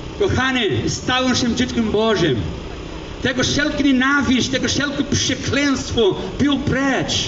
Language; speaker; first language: Polish; early bilingual, heritage; Polish